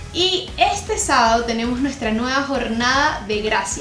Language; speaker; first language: Spanish; native; Spanish